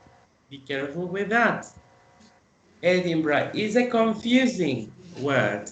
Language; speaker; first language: English; non-native, fluent; Spanish